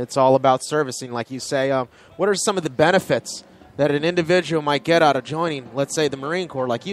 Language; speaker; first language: English; native; English